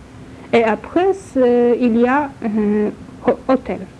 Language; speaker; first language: French; non-native, learner; Polish